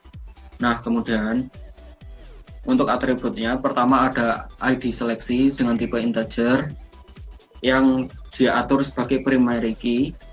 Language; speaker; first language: Indonesian; native; Indonesian